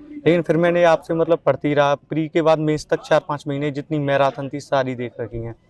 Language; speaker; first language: Hindi; native; Hindi